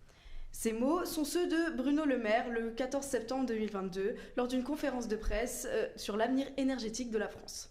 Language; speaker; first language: French; native; French